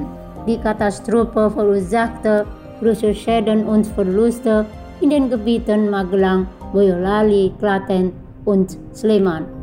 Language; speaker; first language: German; non-native, fluent; Indonesian